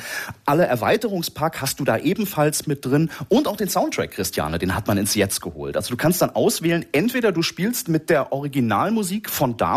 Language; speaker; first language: German; native; German